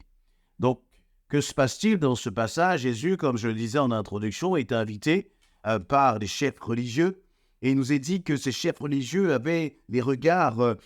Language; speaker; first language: French; native; French